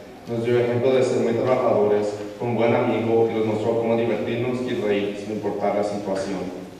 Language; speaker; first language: Spanish; early bilingual, heritage; Spanish